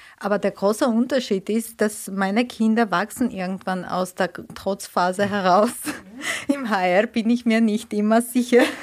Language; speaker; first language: German; non-native, fluent; Armenian